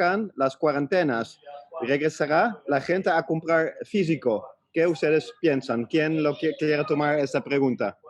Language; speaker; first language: Spanish; non-native, fluent; Dutch